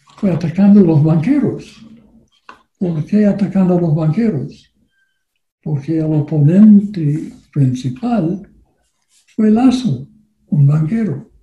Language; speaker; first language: Spanish; non-native, learner; English